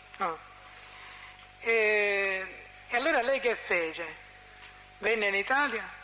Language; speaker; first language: Italian; native; Italian